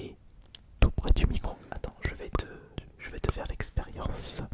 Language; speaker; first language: French; native; French